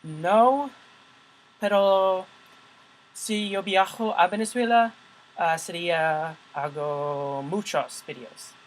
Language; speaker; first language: Spanish; non-native, learner; English